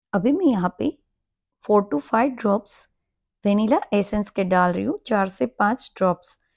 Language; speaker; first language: Hindi; non-native, local second language; Gujarati